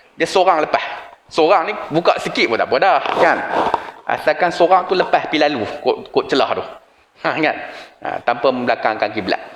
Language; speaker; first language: Malay; native; Malay